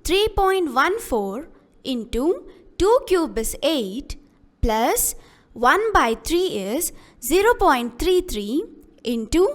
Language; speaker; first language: English; non-native, local second language; Kannada